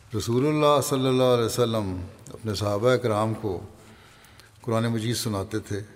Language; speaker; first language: Urdu; native; Urdu